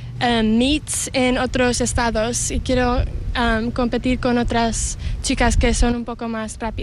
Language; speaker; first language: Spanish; early bilingual, heritage; Spanish